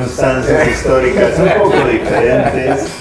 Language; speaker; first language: Spanish; native; Spanish